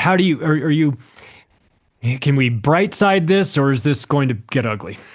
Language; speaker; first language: English; native; English